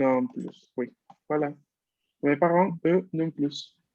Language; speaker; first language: French; non-native, fluent; Spanish